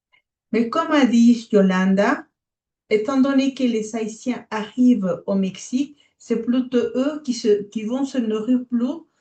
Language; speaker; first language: French; non-native, fluent; Spanish